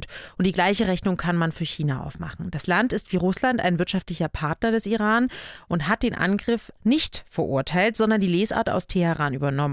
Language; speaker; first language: German; native; German